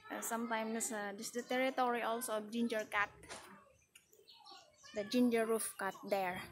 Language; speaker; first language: English; non-native, local second language; Filipino